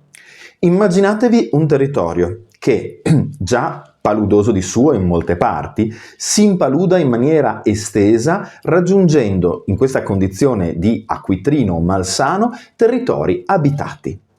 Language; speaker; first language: Italian; native; Italian